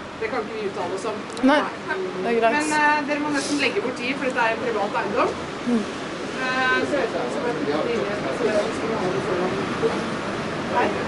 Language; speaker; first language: Norwegian; native; Norwegian